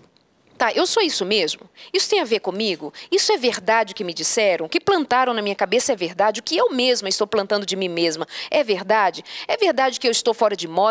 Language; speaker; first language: Portuguese; native; Portuguese